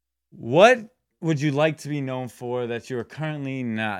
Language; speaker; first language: English; native; English